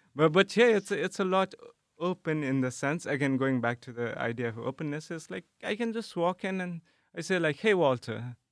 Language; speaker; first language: English; non-native, local second language; Nepali